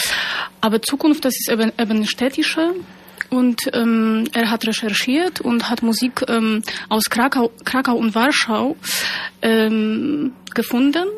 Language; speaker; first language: German; non-native, fluent; Polish